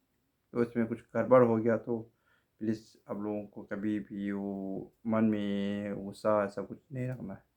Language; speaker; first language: Hindi; non-native, local second language; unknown